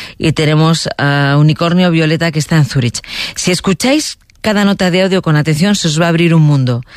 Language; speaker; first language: Spanish; native; Spanish